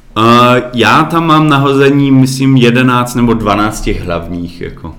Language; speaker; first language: Czech; early bilingual, heritage; Czech